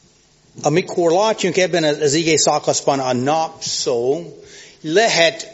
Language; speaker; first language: Hungarian; non-native, fluent; English